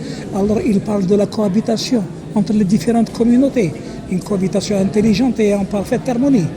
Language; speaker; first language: French; non-native, local second language; Arabic